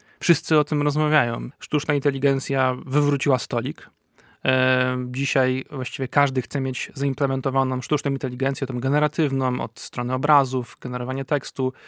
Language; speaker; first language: Polish; native; Polish